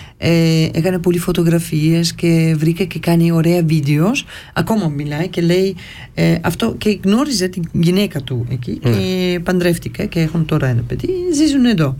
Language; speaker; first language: Greek; early bilingual, heritage; Greek